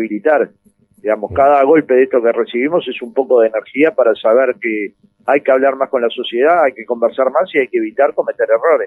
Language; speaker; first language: Spanish; native; Spanish